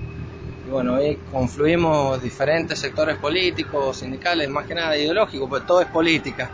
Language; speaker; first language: Spanish; native; Spanish